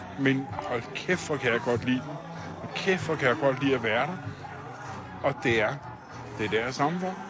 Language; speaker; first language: Danish; native; Danish